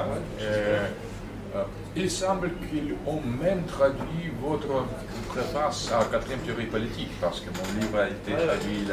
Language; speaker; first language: French; non-native, fluent; Russian